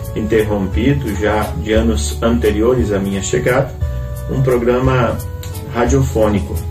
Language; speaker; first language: Portuguese; native; Portuguese